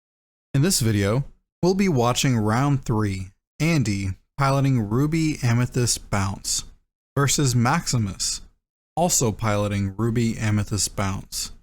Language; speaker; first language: English; native; English